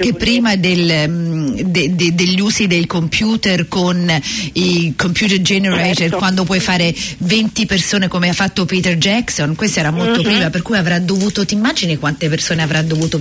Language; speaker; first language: Italian; native; Italian